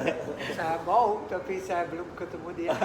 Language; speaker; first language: Indonesian; non-native, learner; Dutch